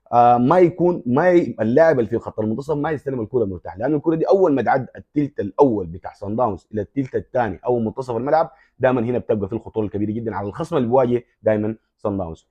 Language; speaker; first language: Arabic; native; Arabic